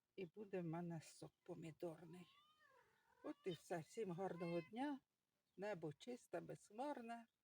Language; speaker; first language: Ukrainian; native; Ukrainian